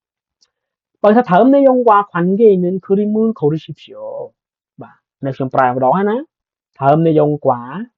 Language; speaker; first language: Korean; non-native, fluent; Khmer